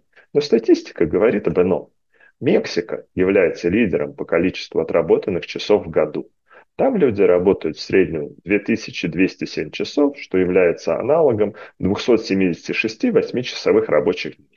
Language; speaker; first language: Russian; native; Russian